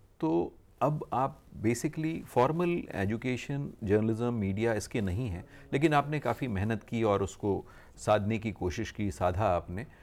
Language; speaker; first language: Hindi; native; Hindi